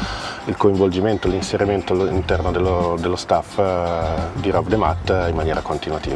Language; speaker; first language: Italian; native; Italian